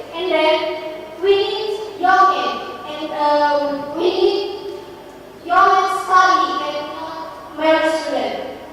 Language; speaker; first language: English; non-native, learner; Indonesian